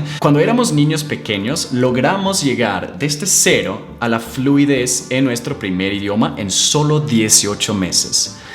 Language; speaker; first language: Spanish; non-native, fluent; English